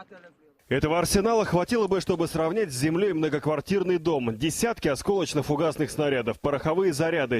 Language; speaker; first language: Russian; native; Russian